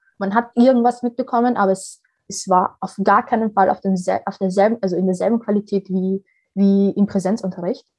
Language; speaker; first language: German; early bilingual, other home language; Somali